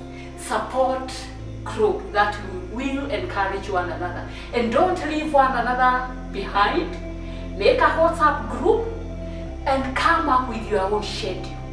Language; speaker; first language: English; non-native, local second language; Swahili